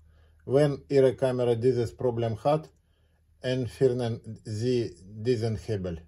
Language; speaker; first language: German; non-native, learner; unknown